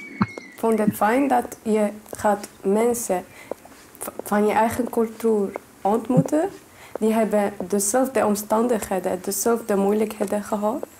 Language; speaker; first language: Dutch; non-native, fluent; Arabic